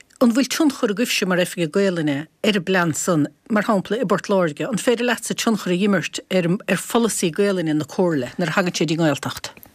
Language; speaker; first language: Irish; native; Irish